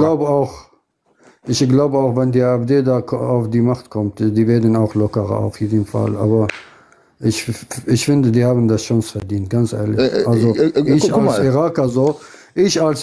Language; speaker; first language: German; non-native, fluent; Arabic